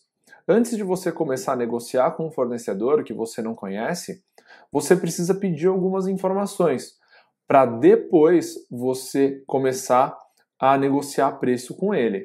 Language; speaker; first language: Portuguese; native; Portuguese